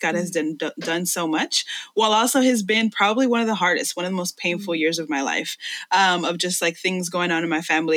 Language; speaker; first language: English; early bilingual, other home language; Spanish